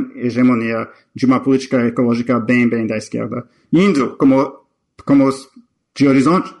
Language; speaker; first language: Portuguese; non-native, fluent; English